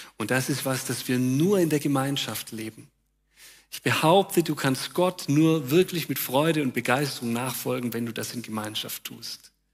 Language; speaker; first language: German; native; German